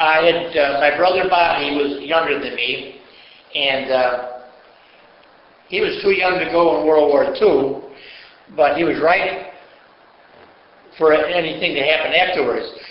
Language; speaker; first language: English; native; English